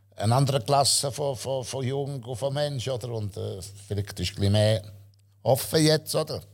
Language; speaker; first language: German; non-native, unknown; Italian